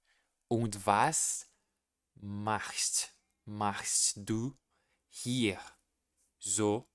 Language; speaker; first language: German; non-native, learner; Portuguese